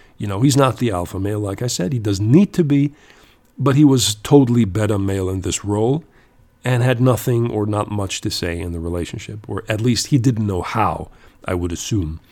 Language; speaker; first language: English; non-native, fluent; German